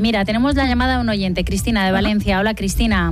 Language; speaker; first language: Spanish; native; Spanish